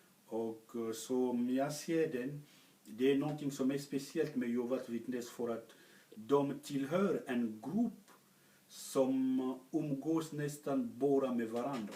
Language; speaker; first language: Swedish; non-native, fluent; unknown